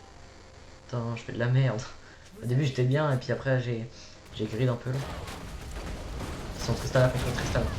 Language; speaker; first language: French; native; French